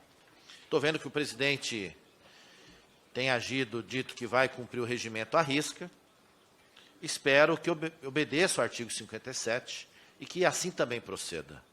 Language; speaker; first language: Portuguese; native; Portuguese